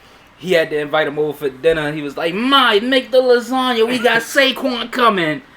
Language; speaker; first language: English; native; English